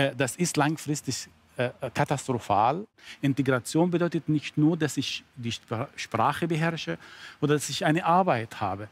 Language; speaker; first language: German; non-native, fluent; Arabic